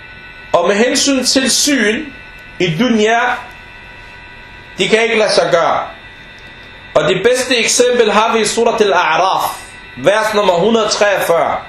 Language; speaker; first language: Danish; non-native, fluent; Arabic